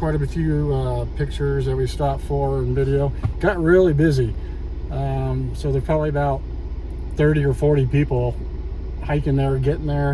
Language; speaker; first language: English; native; English